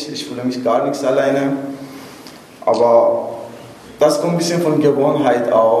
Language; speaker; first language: German; non-native, learner; Persian